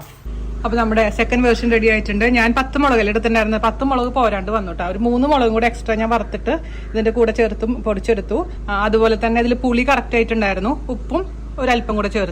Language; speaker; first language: Malayalam; native; Malayalam